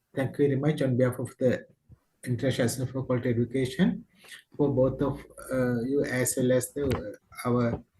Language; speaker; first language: English; non-native, local second language; Sinhala